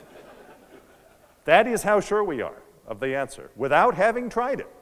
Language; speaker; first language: English; native; English